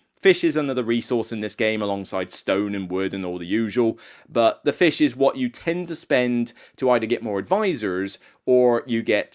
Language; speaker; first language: English; native; English